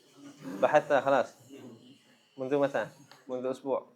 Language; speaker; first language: Arabic; non-native, fluent; Indonesian